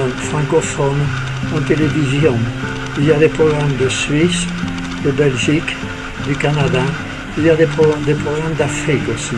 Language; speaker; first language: French; native; French